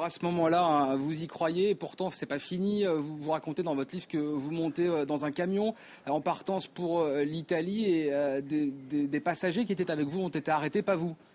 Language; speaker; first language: French; native; French